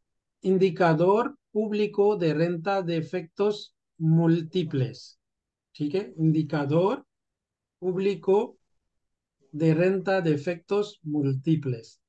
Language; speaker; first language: Spanish; non-native, fluent; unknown